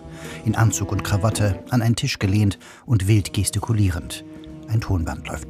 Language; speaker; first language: German; native; German